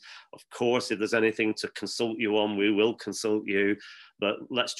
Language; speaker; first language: English; native; English